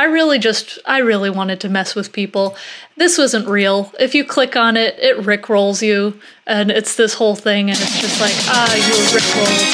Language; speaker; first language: English; native; English